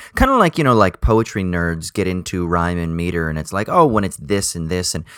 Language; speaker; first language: English; native; English